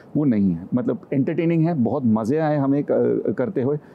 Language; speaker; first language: Hindi; native; Hindi